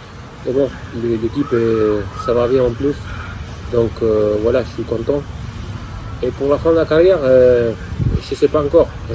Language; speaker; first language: French; non-native, fluent; Spanish